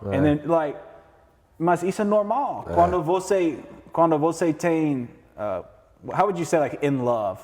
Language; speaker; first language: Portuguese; non-native, learner; English